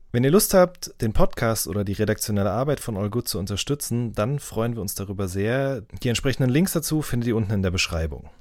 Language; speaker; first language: German; native; German